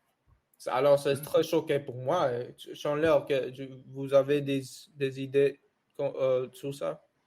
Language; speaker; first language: French; non-native, learner; English